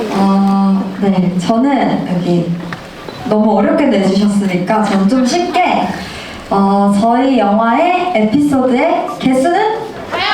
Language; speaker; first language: Korean; native; Korean